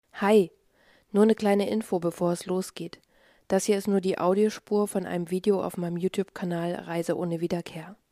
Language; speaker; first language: German; native; German